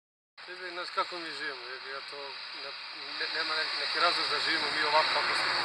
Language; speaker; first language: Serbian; non-native, local second language; Romany